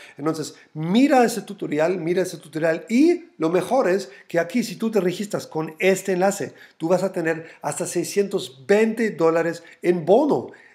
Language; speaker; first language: Spanish; non-native, fluent; German